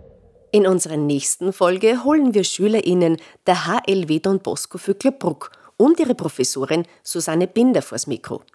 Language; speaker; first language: German; native; German